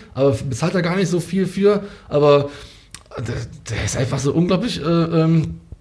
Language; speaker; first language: German; early bilingual, other home language; Hungarian